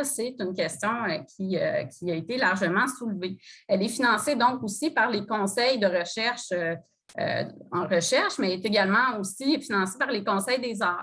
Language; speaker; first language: French; native; French